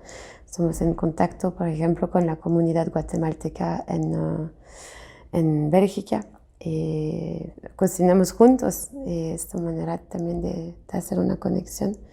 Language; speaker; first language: Spanish; non-native, fluent; French